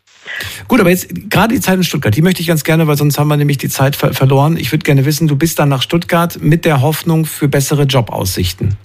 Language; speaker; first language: German; native; German